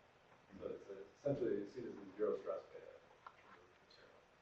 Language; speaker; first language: English; native; English